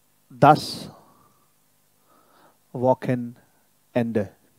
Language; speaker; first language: German; non-native, fluent; Hindi